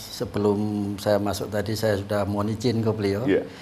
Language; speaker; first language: Indonesian; non-native, local second language; Javanese